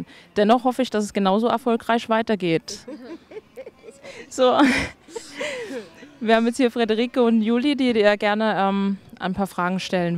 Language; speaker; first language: German; native; German